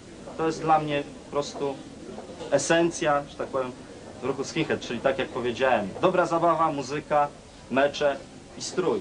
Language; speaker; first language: Polish; native; Polish